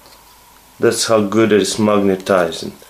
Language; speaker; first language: English; non-native, fluent; Russian